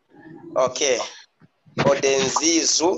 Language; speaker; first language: German; non-native, learner; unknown